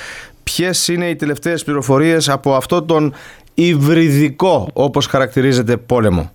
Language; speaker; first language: Greek; native; Greek